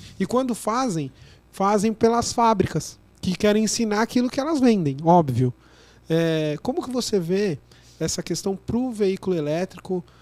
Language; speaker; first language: Portuguese; native; Portuguese